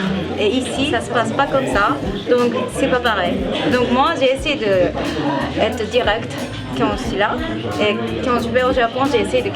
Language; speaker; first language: French; non-native, fluent; Japanese